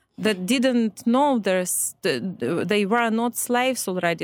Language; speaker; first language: English; non-native, fluent; Ukrainian